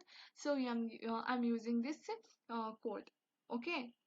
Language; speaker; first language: English; non-native, local second language; Hindi